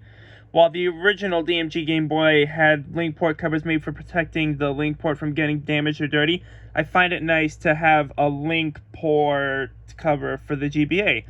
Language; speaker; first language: English; native; English